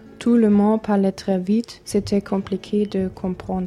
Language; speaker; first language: French; non-native, learner; German